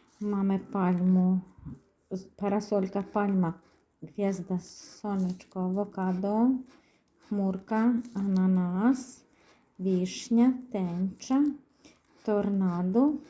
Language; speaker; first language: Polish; non-native, learner; Ukrainian